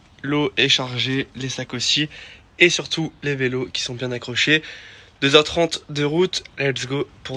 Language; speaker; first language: French; native; French